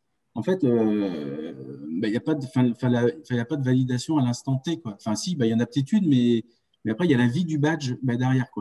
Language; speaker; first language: French; native; French